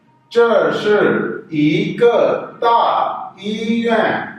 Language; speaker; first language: Chinese; non-native, fluent; Urdu